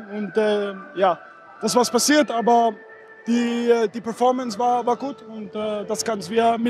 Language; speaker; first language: German; non-native, fluent; Danish